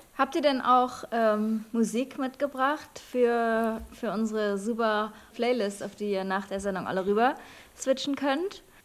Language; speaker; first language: German; native; German